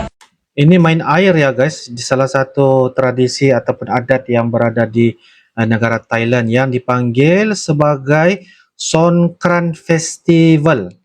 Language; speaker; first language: Indonesian; non-native, local second language; Malay